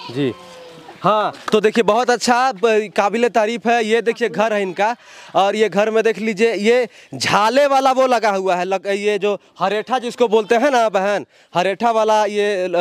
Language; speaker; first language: Hindi; native; Hindi